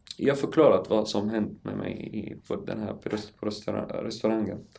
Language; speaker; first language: Swedish; non-native, learner; Arabic